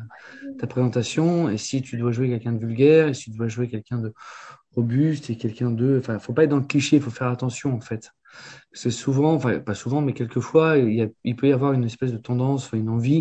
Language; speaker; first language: French; native; French